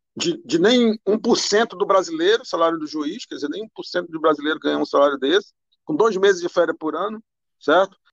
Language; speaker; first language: Portuguese; native; Portuguese